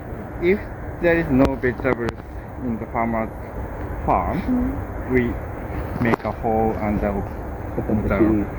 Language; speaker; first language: English; non-native, fluent; Japanese